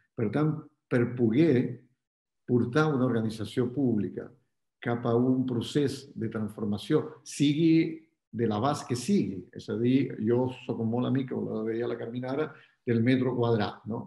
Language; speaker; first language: Catalan; non-native, local second language; Spanish